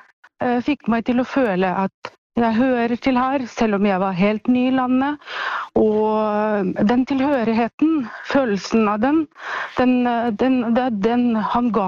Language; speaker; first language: Norwegian; non-native, fluent; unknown